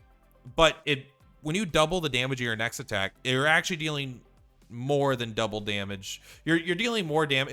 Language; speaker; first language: English; native; English